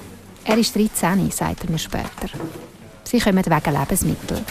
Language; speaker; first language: German; native; German